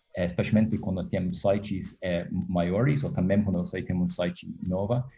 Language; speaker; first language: Portuguese; non-native, fluent; English